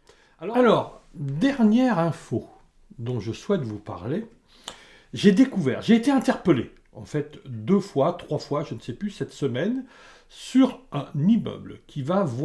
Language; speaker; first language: French; native; French